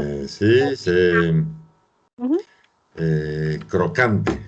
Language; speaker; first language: French; non-native, learner; Spanish